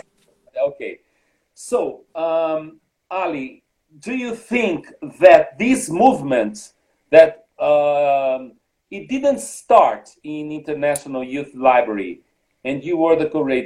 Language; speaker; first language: English; non-native, fluent; Portuguese